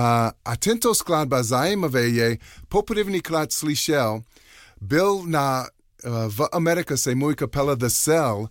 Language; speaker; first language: Czech; non-native, learner; English